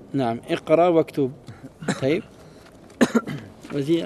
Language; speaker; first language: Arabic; early bilingual, heritage; Arabic